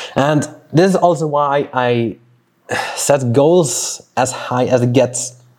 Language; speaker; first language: English; non-native, fluent; Swiss German